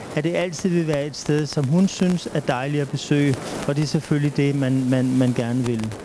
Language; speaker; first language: Danish; native; Danish